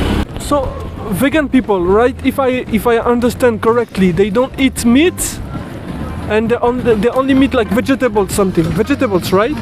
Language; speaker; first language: English; non-native, fluent; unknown